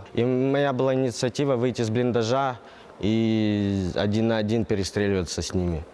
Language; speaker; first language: Ukrainian; native; Ukrainian